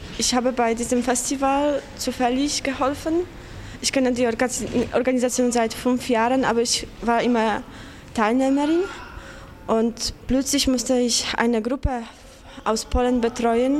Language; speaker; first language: German; non-native, fluent; Polish